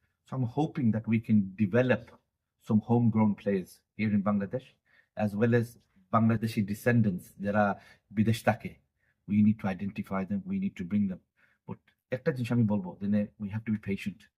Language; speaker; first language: Bangla; early bilingual, heritage; Bangla